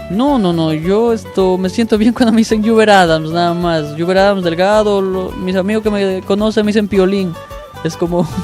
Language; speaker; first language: Spanish; native; Spanish